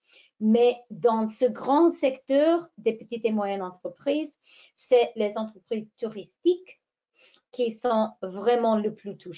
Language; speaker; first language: French; non-native, fluent; English